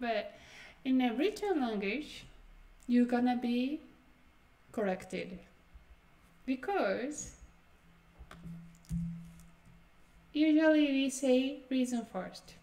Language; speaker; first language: English; non-native, fluent; Japanese